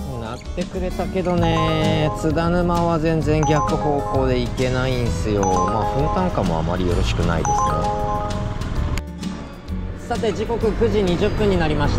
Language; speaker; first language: Japanese; native; Japanese